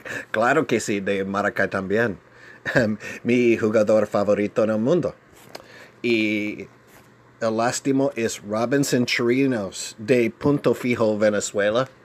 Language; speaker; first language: Spanish; non-native, learner; English